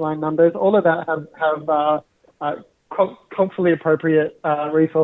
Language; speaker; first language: English; native; English